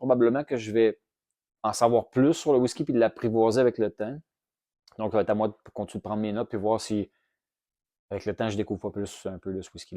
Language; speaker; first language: French; native; French